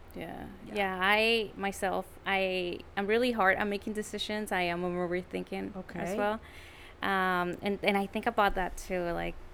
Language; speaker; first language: English; early bilingual, other home language; Spanish